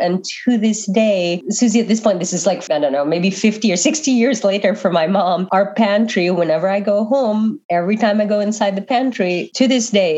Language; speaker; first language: English; non-native, local second language; Filipino